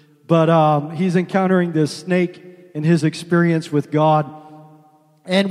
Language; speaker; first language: English; native; English